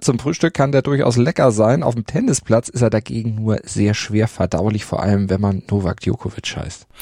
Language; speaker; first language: German; native; German